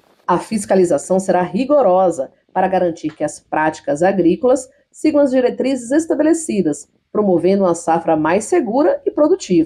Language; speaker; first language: Portuguese; native; Portuguese